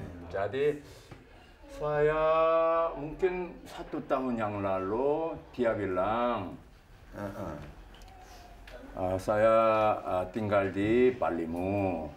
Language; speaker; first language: Indonesian; non-native, learner; Korean